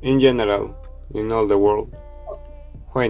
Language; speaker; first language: English; non-native, learner; Spanish